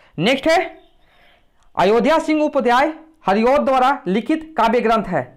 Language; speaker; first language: Hindi; native; Hindi